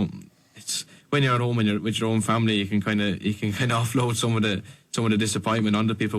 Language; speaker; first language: English; native; English